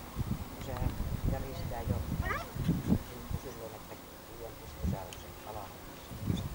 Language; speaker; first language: Finnish; native; Finnish